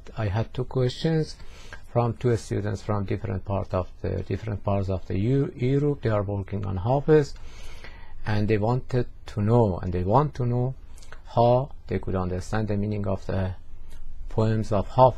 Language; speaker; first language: English; non-native, fluent; Persian